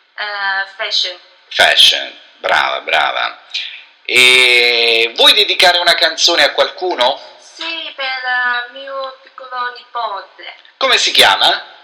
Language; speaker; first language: Italian; non-native, learner; Chinese